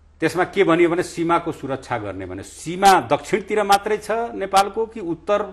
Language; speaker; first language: Nepali; non-native, local second language; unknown